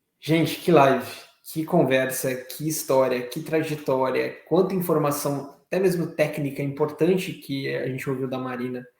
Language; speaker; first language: Portuguese; native; Portuguese